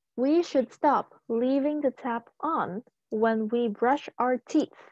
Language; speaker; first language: English; non-native, local second language; Chinese